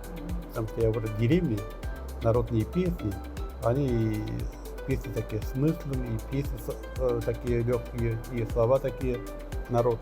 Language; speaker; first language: Russian; non-native, local second language; Tatar